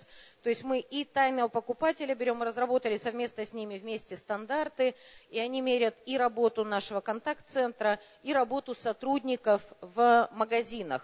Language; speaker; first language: Russian; native; Russian